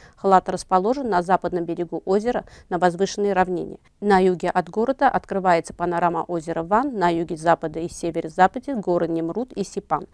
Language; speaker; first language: Russian; non-native, local second language; Armenian